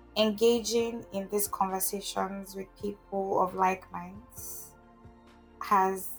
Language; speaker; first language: English; non-native, local second language; Igbo